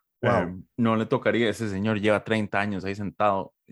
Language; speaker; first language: Spanish; native; Spanish